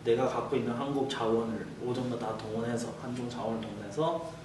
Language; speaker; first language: Korean; non-native, fluent; Chinese